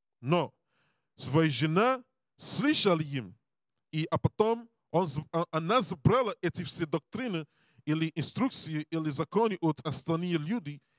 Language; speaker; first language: Russian; non-native, learner; English